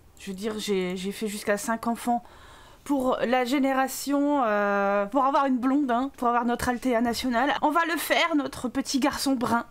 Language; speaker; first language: French; native; French